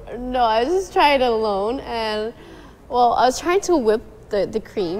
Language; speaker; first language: English; non-native, fluent; Thai